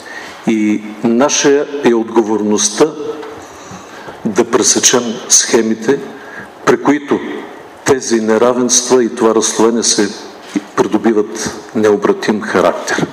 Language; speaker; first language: Bulgarian; native; Bulgarian